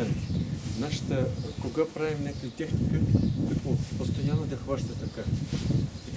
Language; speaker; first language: Bulgarian; non-native, learner; Russian